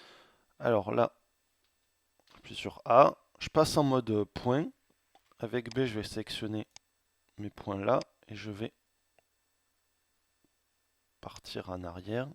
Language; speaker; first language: French; native; French